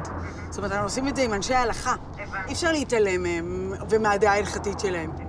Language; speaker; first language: Hebrew; native; Hebrew